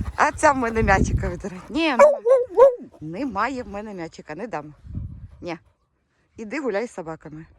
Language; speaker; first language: Ukrainian; non-native, local second language; Russian